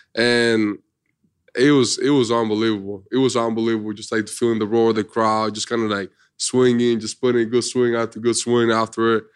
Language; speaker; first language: English; early bilingual, other home language; Spanish